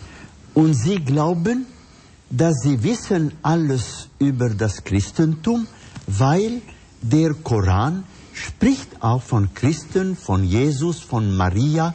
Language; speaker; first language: German; non-native, fluent; Arabic